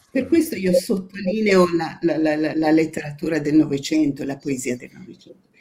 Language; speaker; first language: Italian; non-native, fluent; Persian